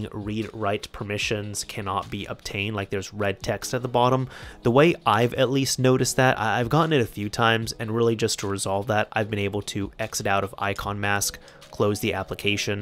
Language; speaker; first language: English; native; English